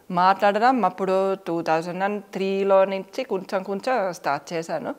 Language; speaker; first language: Telugu; non-native, fluent; Finnish